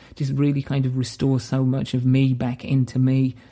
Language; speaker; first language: English; native; English